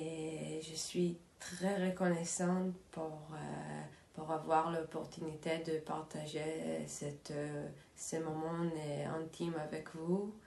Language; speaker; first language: French; non-native, fluent; Hebrew